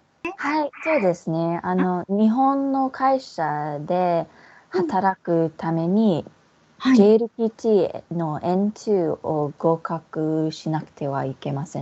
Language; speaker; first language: Japanese; non-native, fluent; English